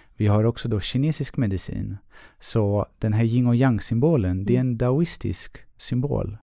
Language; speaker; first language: Swedish; early bilingual, other home language; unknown